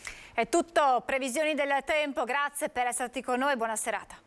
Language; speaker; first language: Italian; native; Italian